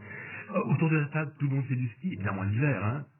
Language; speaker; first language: French; native; French